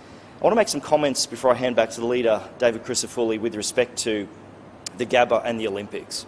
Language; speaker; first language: English; native; English